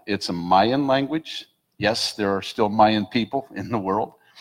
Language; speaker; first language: English; native; English